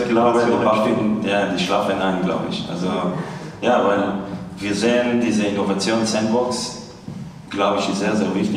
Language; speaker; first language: German; non-native, fluent; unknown